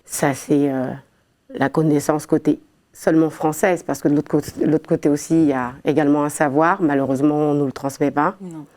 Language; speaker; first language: French; early bilingual, other home language; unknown